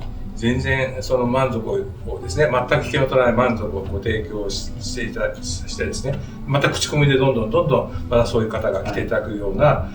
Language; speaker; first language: Japanese; native; Japanese